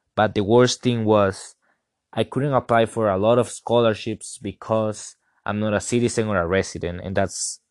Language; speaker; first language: English; non-native, fluent; Spanish